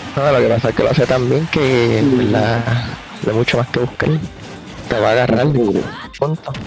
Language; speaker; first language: Spanish; native; Spanish